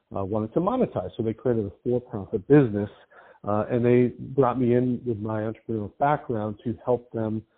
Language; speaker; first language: English; native; English